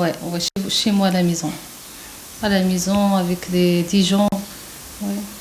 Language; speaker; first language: French; non-native, local second language; Arabic